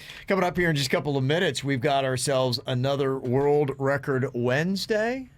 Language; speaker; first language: English; native; English